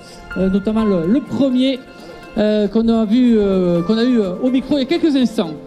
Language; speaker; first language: French; native; French